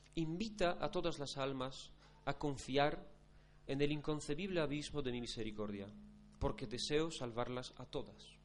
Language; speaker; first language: Spanish; non-native, fluent; Polish